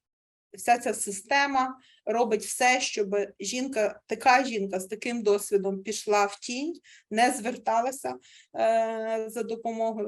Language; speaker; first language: Ukrainian; native; Ukrainian